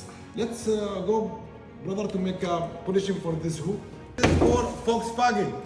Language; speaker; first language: English; non-native, learner; Arabic